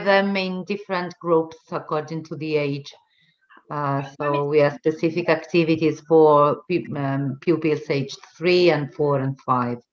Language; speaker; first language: English; non-native, fluent; Italian